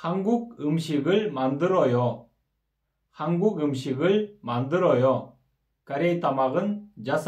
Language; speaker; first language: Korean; non-native, fluent; Kyrgyz